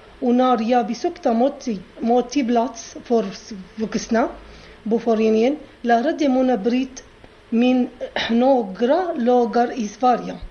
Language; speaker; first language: Swedish; non-native, learner; Arabic